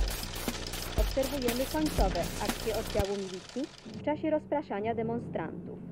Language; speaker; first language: Polish; native; Polish